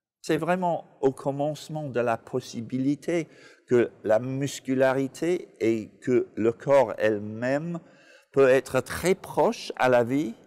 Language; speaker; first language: French; non-native, fluent; English